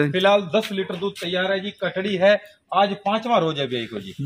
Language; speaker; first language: Hindi; native; Hindi